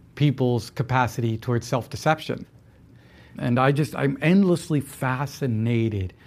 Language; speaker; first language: English; early bilingual, other home language; Spanish